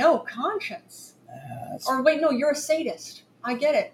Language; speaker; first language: English; native; English